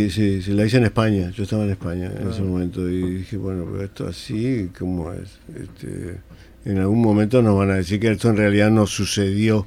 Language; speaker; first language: Spanish; native; Spanish